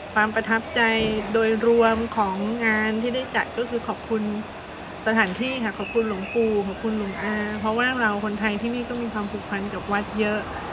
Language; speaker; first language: Thai; native; Thai